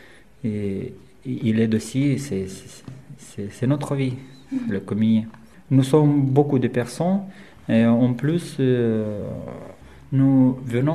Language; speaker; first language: French; non-native, learner; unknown